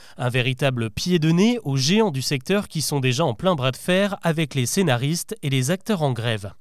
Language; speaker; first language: French; native; French